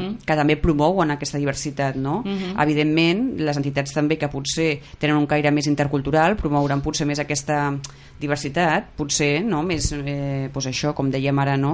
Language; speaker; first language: Catalan; native; Catalan